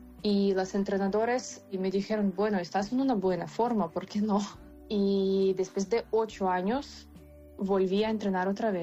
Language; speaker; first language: Spanish; non-native, fluent; Ukrainian